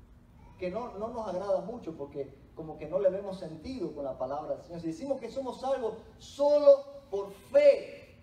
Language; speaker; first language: Spanish; native; Spanish